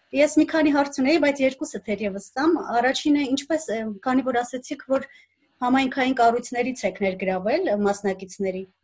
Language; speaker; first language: Armenian; native; Armenian